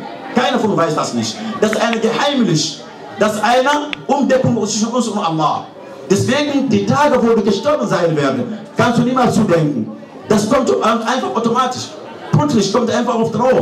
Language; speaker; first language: German; non-native, learner; Fula